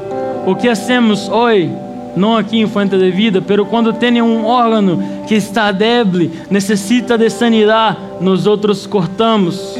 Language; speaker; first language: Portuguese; non-native, learner; Spanish